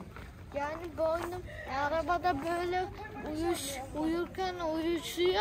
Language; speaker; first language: Turkish; early bilingual, heritage; Turkish